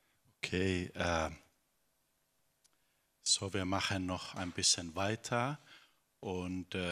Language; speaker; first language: German; non-native, fluent; Finnish